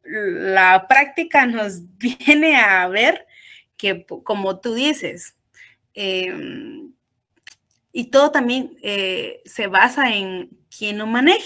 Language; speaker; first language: Spanish; native; Spanish